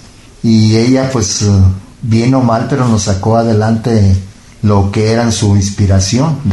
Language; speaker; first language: Spanish; native; Spanish